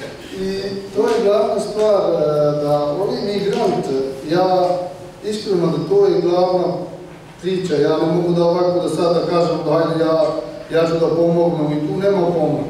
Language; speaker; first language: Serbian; non-native, learner; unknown